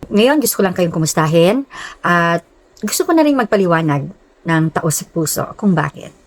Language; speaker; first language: Filipino; non-native, local second language; Cebuano